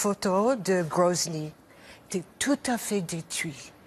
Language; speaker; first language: French; non-native, learner; English